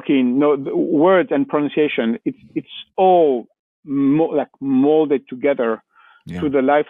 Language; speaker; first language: English; non-native, fluent; French